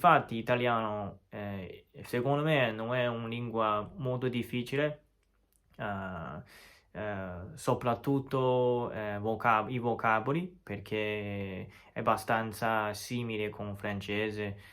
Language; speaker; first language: Italian; non-native, learner; Chinese